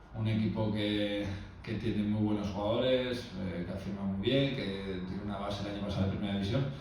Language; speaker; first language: Spanish; non-native, local second language; Basque